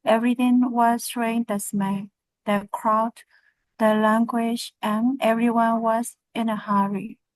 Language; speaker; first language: English; non-native, learner; Burmese